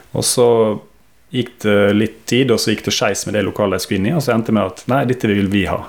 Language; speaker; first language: Norwegian; native; Norwegian